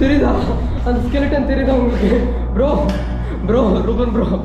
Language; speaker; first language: Tamil; non-native, local second language; Kannada